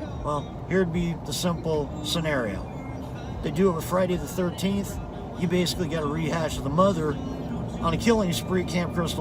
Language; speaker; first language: English; native; English